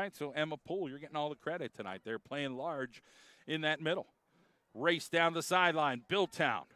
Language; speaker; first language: English; native; English